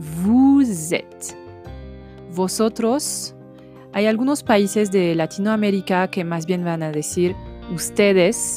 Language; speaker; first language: Spanish; non-native, fluent; French